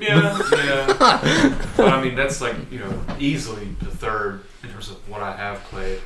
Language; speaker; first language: English; native; English